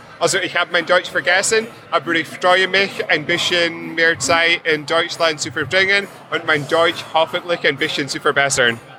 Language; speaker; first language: German; non-native, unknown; English